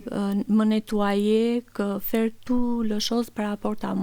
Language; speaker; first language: French; non-native, learner; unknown